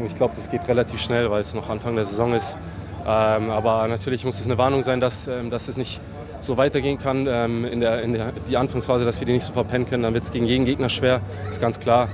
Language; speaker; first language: German; native; German